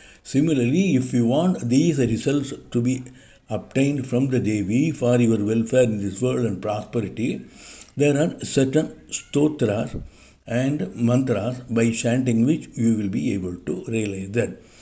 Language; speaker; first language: English; non-native, local second language; Tamil